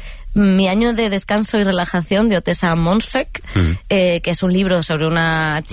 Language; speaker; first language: Spanish; native; Spanish